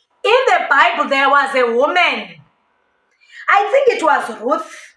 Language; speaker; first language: English; non-native, local second language; Xhosa